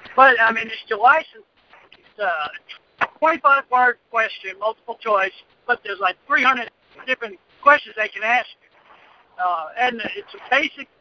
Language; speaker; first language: English; native; English